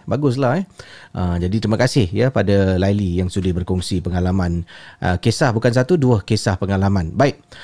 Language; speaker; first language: Malay; native; Malay